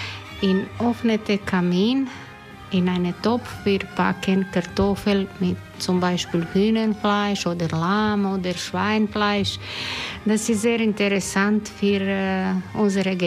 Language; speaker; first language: German; non-native, learner; Croatian